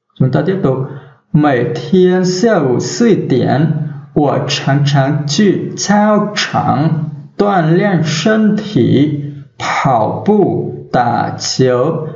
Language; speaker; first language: Chinese; non-native, fluent; Vietnamese